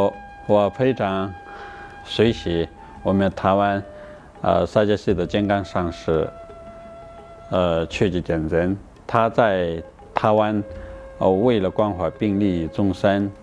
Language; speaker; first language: Chinese; non-native, fluent; Tibetan